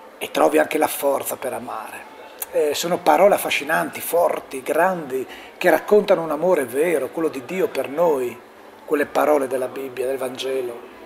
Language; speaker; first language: Italian; non-native, local second language; Friulian